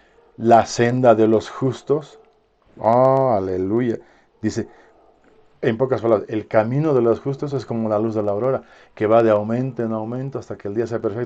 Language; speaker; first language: Spanish; native; Spanish